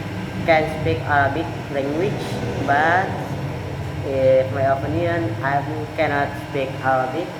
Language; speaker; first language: English; non-native, learner; Indonesian